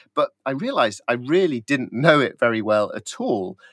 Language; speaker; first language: English; native; English